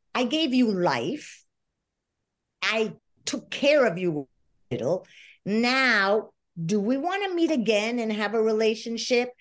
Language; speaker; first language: English; non-native, fluent; Spanish